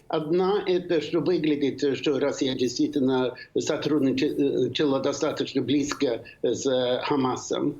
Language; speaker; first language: Russian; non-native, fluent; Swedish